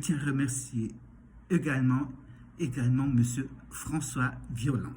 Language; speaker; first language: French; non-native, fluent; Portuguese